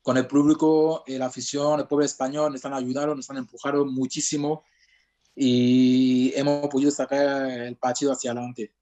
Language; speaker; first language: Spanish; non-native, fluent; French